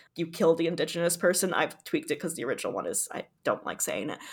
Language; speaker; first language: English; native; English